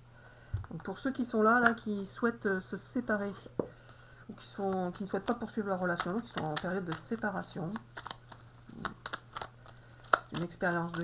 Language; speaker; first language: French; native; French